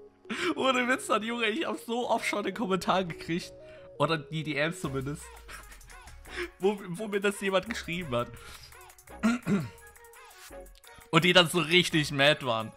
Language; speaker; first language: German; native; German